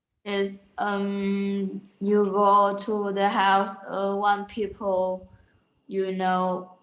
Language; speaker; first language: English; non-native, learner; Vietnamese